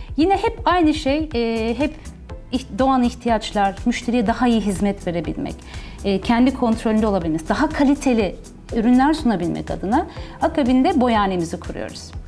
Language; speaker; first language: Turkish; early bilingual, heritage; Turkish